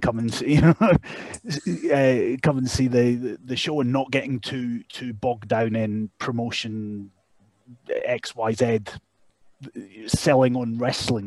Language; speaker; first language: English; native; English